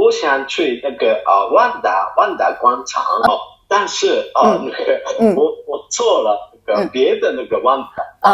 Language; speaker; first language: Chinese; non-native, fluent; Japanese